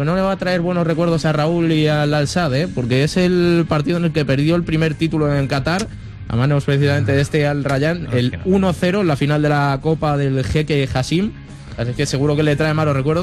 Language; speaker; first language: Spanish; native; Spanish